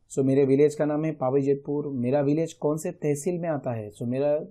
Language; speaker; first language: Hindi; non-native, local second language; Gujarati